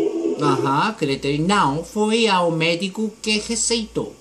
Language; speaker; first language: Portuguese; non-native, fluent; Korean